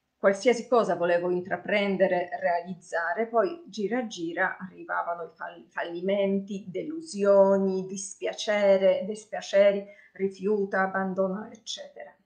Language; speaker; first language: Italian; non-native, fluent; Polish